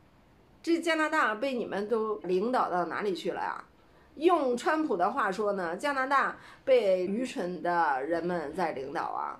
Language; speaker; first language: Chinese; native; Chinese